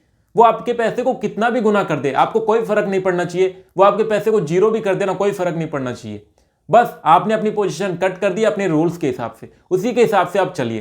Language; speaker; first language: Hindi; native; Hindi